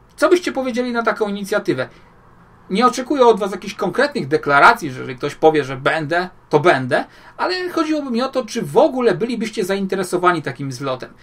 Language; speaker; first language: Polish; native; Polish